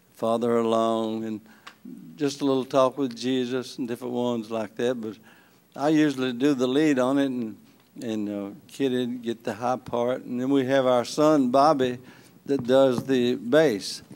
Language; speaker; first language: English; native; English